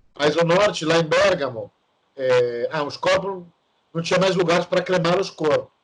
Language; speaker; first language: Portuguese; non-native, fluent; Italian